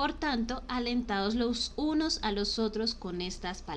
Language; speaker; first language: Spanish; native; Spanish